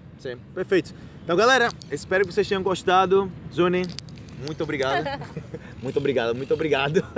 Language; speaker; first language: Portuguese; native; Portuguese